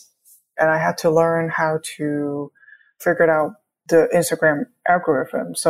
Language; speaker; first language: English; non-native, local second language; Cantonese